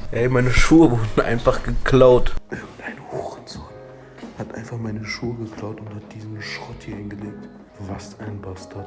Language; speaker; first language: German; native; German